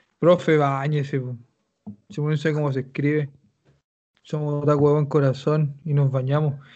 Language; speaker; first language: Spanish; native; Spanish